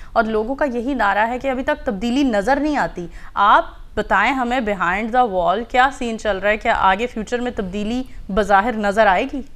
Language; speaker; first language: Urdu; native; Urdu